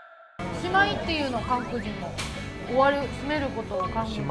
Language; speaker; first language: Japanese; native; Japanese